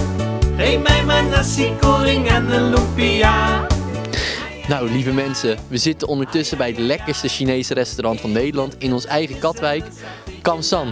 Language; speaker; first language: Dutch; native; Dutch